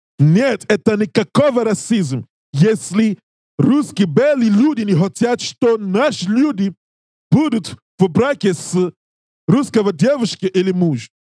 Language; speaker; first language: Russian; non-native, learner; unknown